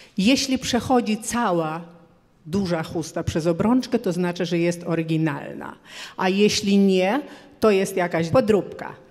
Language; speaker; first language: Polish; early bilingual, heritage; Polish